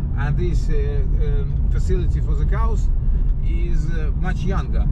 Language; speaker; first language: English; non-native, fluent; Russian